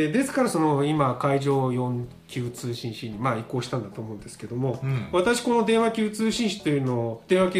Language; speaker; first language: Japanese; native; Japanese